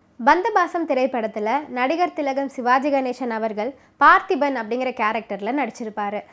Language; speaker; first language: Tamil; native; Tamil